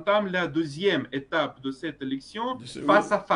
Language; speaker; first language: French; non-native, fluent; Russian